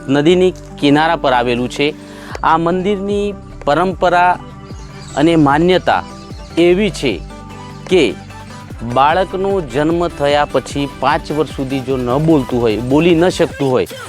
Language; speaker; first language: Gujarati; native; Gujarati